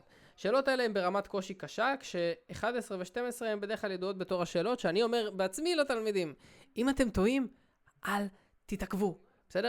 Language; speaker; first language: Hebrew; native; Hebrew